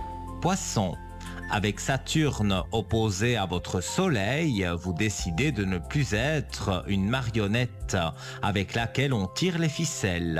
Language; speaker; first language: French; native; French